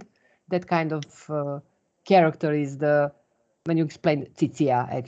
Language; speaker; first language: English; non-native, fluent; Serbian